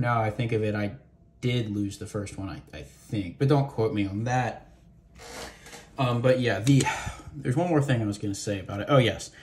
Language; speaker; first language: English; native; English